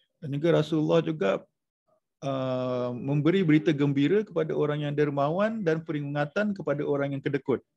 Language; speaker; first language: Malay; native; Malay